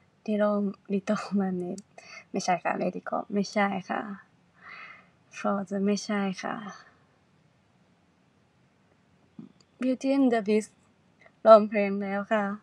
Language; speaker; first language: Thai; non-native, learner; Japanese